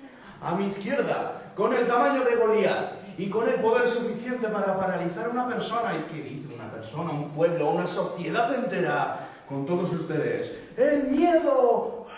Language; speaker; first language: Spanish; native; Spanish